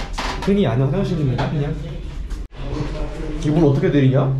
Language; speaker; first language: Korean; native; Korean